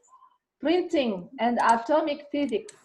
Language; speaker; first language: English; non-native, learner; Kazakh